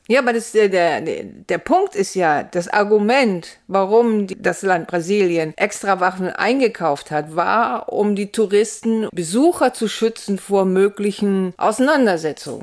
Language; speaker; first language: German; native; German